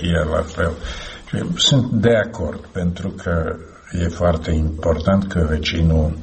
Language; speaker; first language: Romanian; non-native, fluent; Slovak